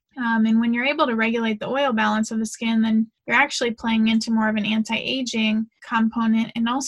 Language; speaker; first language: English; native; English